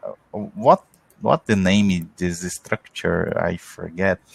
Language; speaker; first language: English; non-native, learner; Portuguese